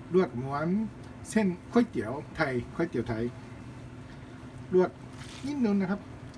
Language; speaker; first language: Thai; non-native, learner; Japanese